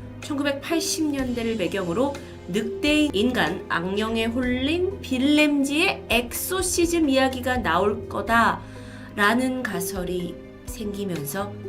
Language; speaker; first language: Korean; native; Korean